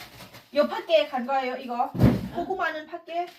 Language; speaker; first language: Korean; non-native, learner; Thai